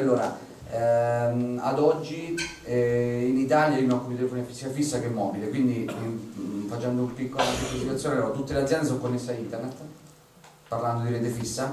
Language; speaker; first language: Italian; native; Italian